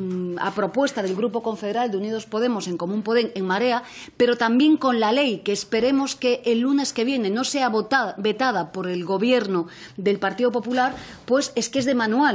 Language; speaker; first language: Spanish; native; Spanish